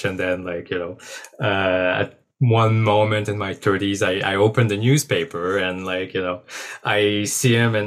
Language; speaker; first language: English; non-native, fluent; French